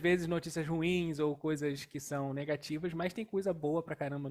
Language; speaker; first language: Portuguese; native; Portuguese